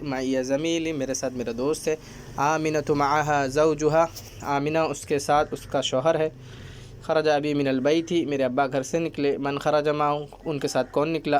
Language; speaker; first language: Urdu; native; Urdu